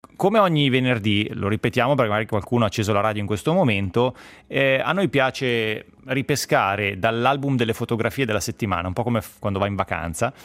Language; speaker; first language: Italian; native; Italian